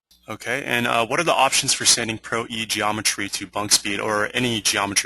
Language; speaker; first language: English; native; English